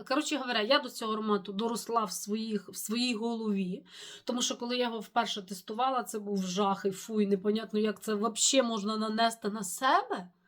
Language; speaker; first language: Ukrainian; non-native, local second language; Russian